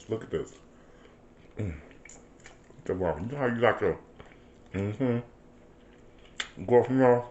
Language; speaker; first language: English; native; English